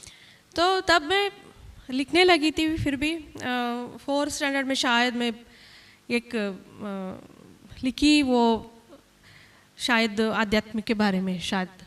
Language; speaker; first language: Hindi; non-native, local second language; Kannada